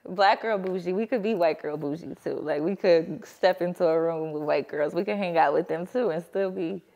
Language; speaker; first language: English; native; English